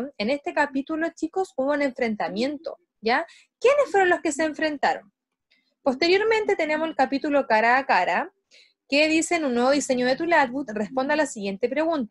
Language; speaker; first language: Spanish; native; Spanish